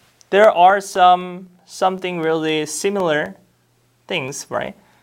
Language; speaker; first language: English; non-native, fluent; Korean